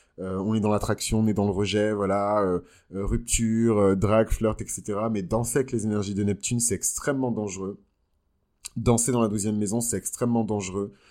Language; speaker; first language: French; native; French